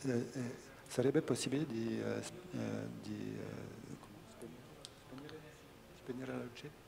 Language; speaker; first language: Italian; non-native, learner; French